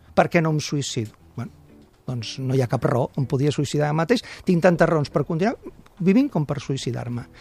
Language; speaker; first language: Catalan; native; Catalan